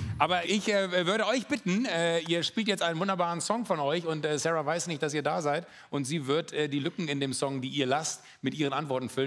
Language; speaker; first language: German; native; German